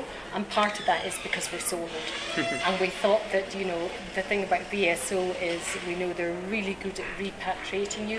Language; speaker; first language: English; native; English